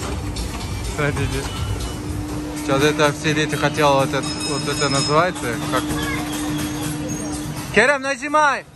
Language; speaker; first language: Russian; non-native, learner; Turkish